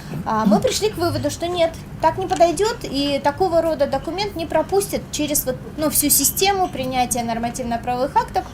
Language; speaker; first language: Russian; native; Russian